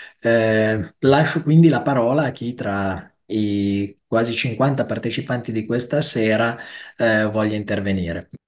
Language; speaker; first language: Italian; native; Italian